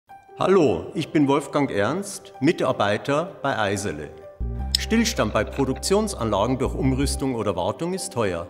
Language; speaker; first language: German; native; German